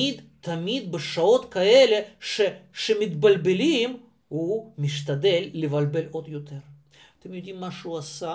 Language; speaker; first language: Hebrew; non-native, fluent; Russian